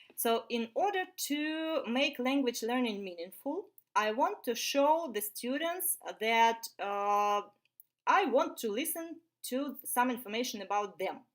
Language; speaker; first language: English; non-native, fluent; Ukrainian